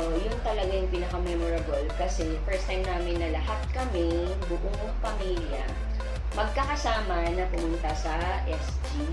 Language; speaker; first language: Filipino; non-native, local second language; Iloko